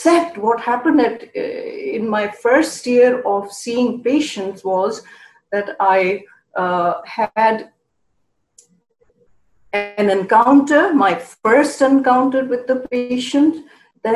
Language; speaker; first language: English; non-native, local second language; Urdu